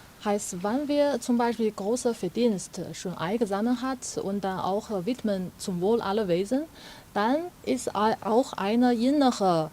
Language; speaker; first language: German; non-native, fluent; Chinese